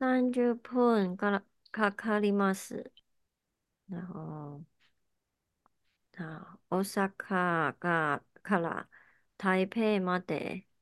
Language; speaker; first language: Japanese; non-native, learner; Chinese